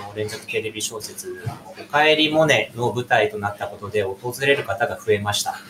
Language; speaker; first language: Japanese; native; Japanese